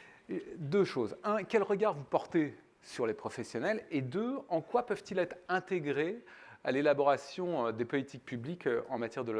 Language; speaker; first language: French; native; French